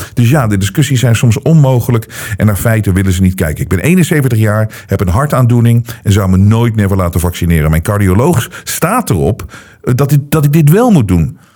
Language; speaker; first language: Dutch; native; Dutch